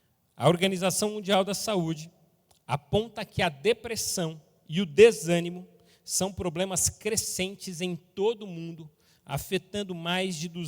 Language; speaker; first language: Portuguese; native; Portuguese